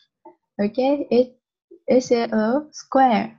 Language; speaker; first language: English; non-native, learner; Vietnamese